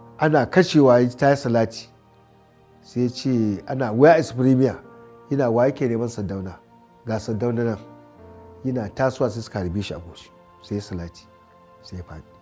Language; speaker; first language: Hausa; native; Hausa